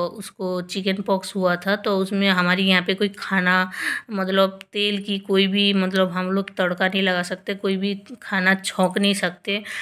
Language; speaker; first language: Hindi; non-native, local second language; Bangla